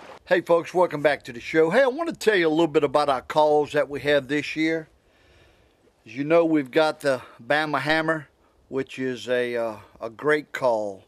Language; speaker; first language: English; native; English